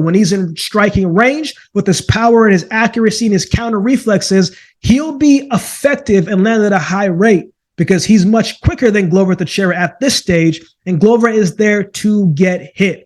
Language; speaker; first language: English; native; English